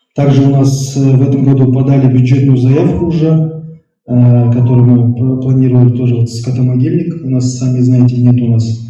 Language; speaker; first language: Russian; non-native, local second language; Kazakh